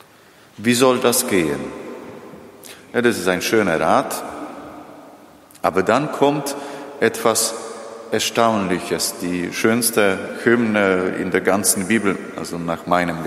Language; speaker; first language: German; non-native, fluent; Polish